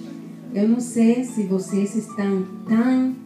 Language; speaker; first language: Portuguese; non-native, fluent; Spanish